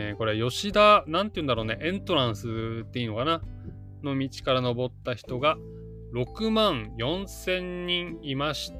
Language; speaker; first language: Japanese; native; Japanese